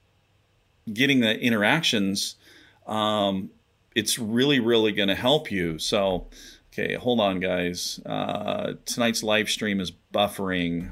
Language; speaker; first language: English; native; English